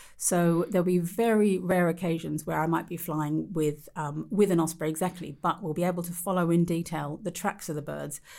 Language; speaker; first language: English; native; English